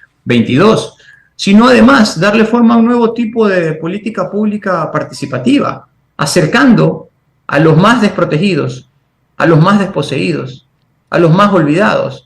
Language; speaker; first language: Spanish; native; Spanish